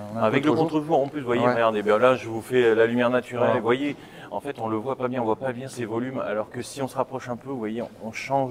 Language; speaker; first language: French; native; French